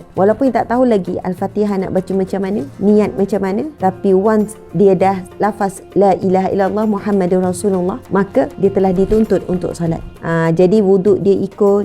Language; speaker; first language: Malay; native; Malay